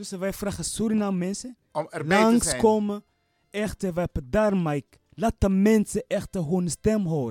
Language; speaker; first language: Dutch; non-native, learner; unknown